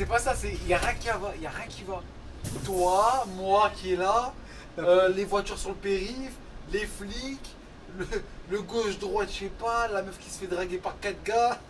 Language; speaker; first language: French; native; French